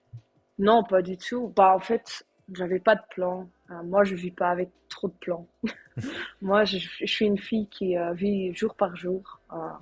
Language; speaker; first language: French; non-native, learner; Dutch